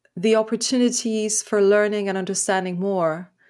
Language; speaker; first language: English; non-native, fluent; French